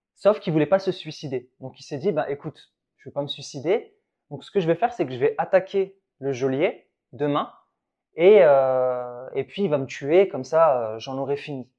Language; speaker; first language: French; early bilingual, other home language; Arabic